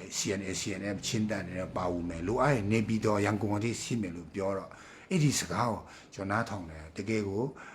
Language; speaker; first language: Burmese; non-native, local second language; Kachin